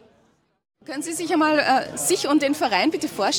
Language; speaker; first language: German; native; German